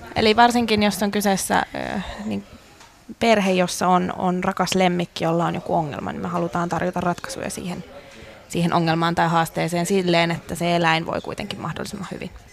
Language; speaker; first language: Finnish; native; Finnish